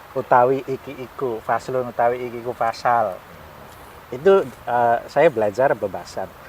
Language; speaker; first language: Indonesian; non-native, local second language; Javanese